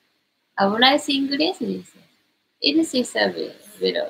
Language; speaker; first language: Spanish; non-native, learner; Japanese